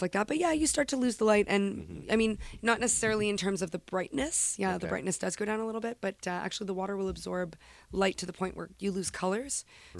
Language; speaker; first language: English; native; English